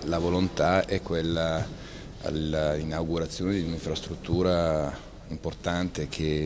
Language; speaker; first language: Italian; native; Italian